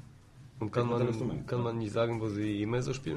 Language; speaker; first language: German; non-native, fluent; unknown